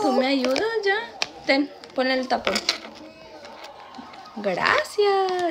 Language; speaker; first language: Spanish; native; Spanish